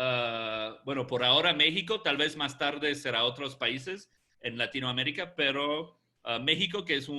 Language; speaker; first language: Spanish; non-native, fluent; English